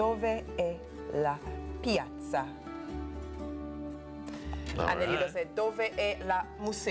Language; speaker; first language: Italian; non-native, learner; English